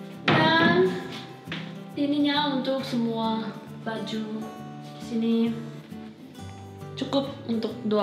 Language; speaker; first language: Indonesian; non-native, fluent; Spanish